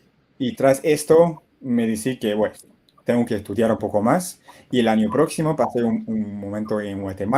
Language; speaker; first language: Spanish; non-native, fluent; English